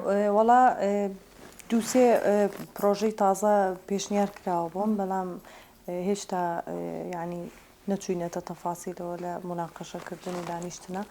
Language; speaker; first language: Central Kurdish; native; Central Kurdish